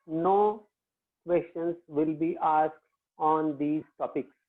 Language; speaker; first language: English; non-native, local second language; Marathi